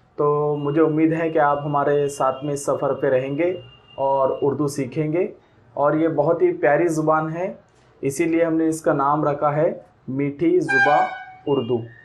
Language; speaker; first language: Hindi; non-native, local second language; Urdu